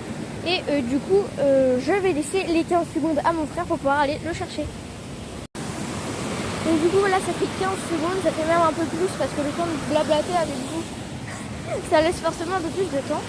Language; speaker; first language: French; native; French